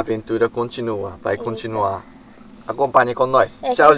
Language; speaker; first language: Portuguese; non-native, fluent; Japanese